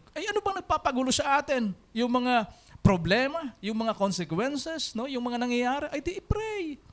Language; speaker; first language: Filipino; non-native, local second language; Hiligaynon